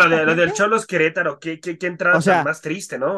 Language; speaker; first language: Spanish; native; Spanish